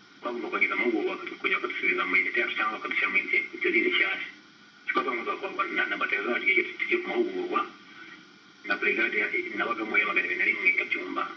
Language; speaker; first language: Kinyarwanda; early bilingual, heritage; Kinyarwanda